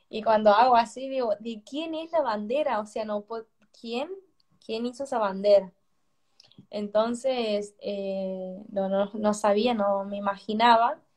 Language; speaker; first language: Spanish; native; Spanish